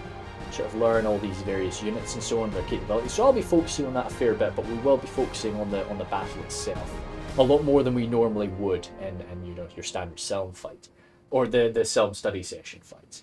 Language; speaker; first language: English; native; English